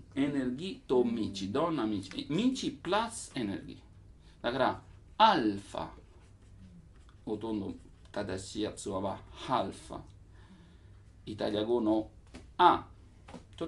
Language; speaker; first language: Japanese; non-native, learner; Italian